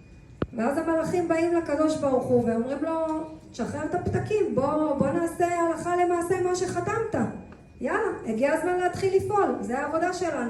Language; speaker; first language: Hebrew; native; Hebrew